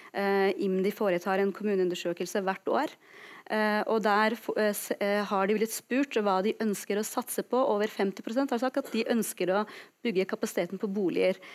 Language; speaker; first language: Norwegian; non-native, fluent; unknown